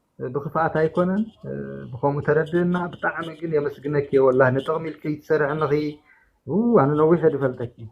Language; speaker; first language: Tigrinya; native; Tigrinya